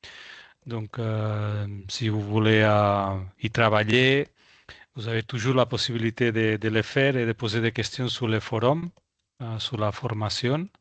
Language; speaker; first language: French; non-native, fluent; Spanish